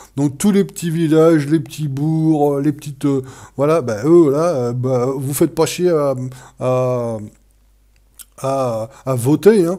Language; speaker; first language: French; native; French